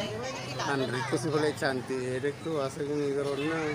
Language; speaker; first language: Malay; non-native, local second language; Buginese